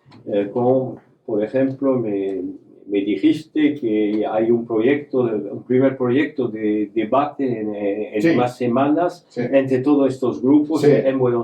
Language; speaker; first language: Spanish; non-native, fluent; French